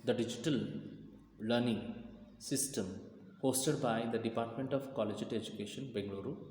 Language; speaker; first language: English; non-native, local second language; Kannada